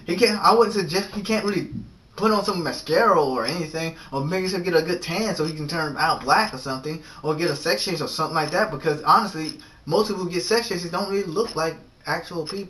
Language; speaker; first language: English; native; English